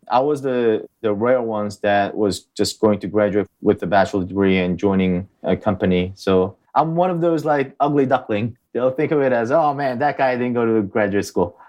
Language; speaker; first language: English; early bilingual, other home language; Korean